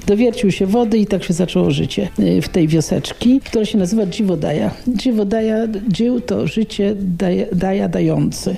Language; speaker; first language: Polish; native; Polish